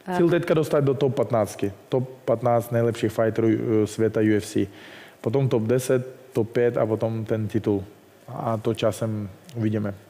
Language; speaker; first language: Czech; non-native, fluent; Russian